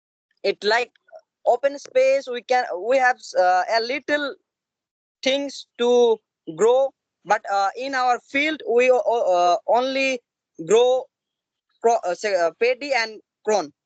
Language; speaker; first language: English; non-native, learner; Assamese